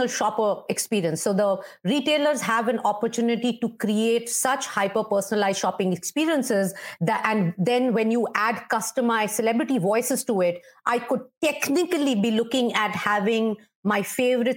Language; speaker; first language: English; non-native, local second language; Hindi